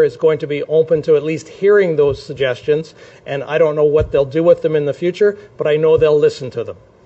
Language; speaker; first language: English; native; English